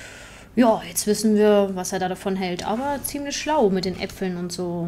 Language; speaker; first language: German; native; German